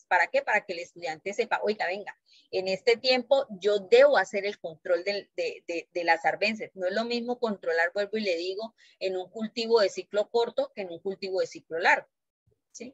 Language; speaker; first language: Spanish; native; Spanish